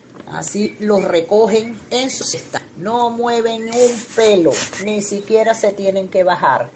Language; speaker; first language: Spanish; native; Spanish